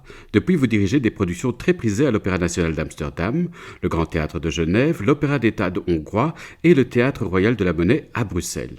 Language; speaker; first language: French; native; French